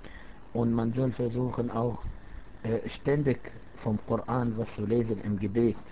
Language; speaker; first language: German; non-native, fluent; Arabic